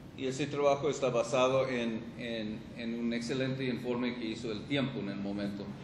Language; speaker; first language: Spanish; non-native, fluent; English